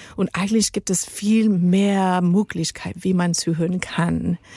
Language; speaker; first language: German; non-native, learner; Spanish